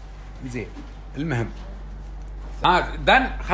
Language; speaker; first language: Arabic; native; Arabic